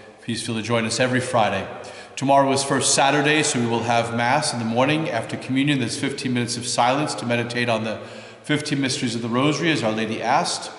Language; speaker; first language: English; native; English